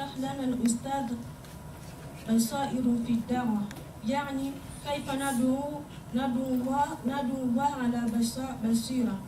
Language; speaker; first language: Arabic; non-native, learner; Malagasy